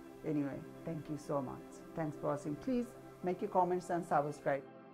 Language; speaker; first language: English; non-native, local second language; Bangla